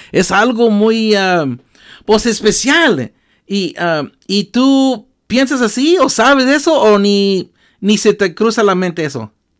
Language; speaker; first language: Spanish; early bilingual, heritage; Spanish